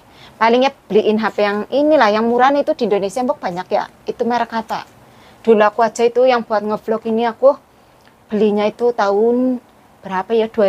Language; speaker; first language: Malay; non-native, local second language; Javanese